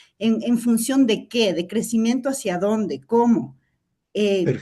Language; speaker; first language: Spanish; native; Spanish